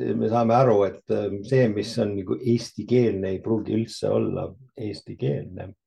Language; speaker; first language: Estonian; early bilingual, heritage; Estonian